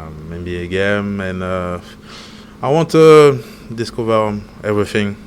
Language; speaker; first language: English; non-native, learner; French